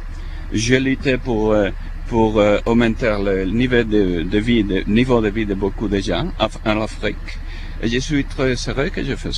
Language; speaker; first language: French; non-native, fluent; Spanish